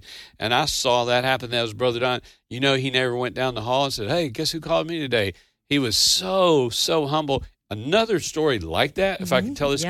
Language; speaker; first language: English; native; English